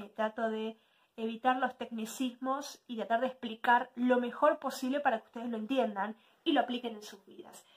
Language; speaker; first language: Spanish; native; Spanish